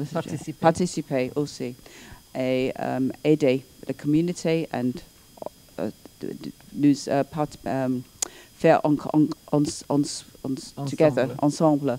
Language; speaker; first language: French; non-native, learner; English